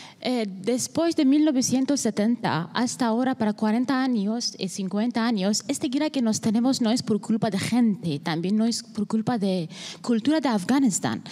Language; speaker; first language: Spanish; non-native, learner; Persian